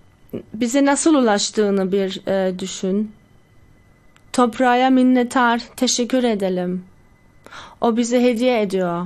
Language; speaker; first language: Turkish; early bilingual, heritage; Turkish